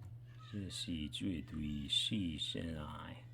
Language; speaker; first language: Chinese; non-native, learner; English